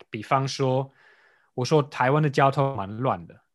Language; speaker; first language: Chinese; non-native, fluent; German